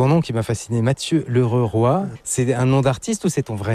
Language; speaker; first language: French; native; French